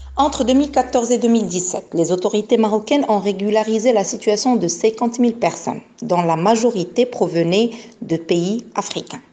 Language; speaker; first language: French; non-native, local second language; Arabic